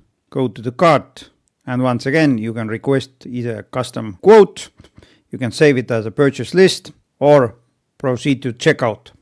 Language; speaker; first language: English; non-native, fluent; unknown